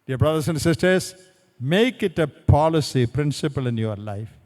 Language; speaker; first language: English; non-native, local second language; Malayalam